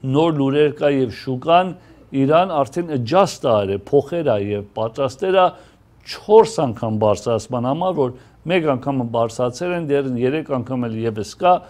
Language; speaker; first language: Armenian; early bilingual, heritage; Armenian